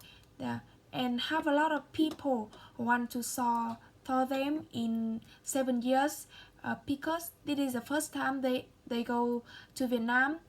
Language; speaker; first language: English; non-native, learner; Vietnamese